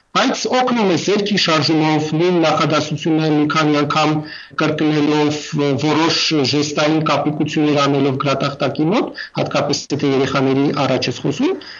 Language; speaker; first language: Armenian; non-native, fluent; Russian